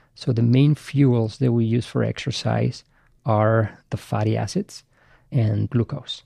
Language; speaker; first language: English; non-native, fluent; Spanish